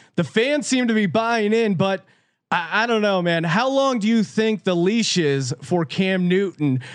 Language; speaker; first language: English; native; English